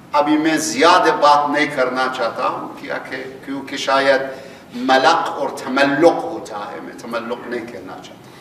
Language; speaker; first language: Urdu; non-native, learner; Persian